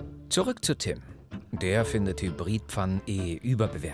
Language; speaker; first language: German; native; German